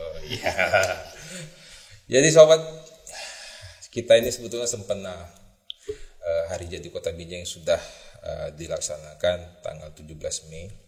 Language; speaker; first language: Indonesian; native; Indonesian